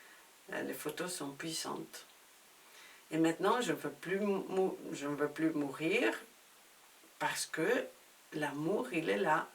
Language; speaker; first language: French; non-native, fluent; Spanish